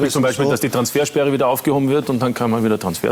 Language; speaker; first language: German; native; German